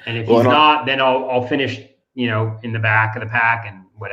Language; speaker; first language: English; native; English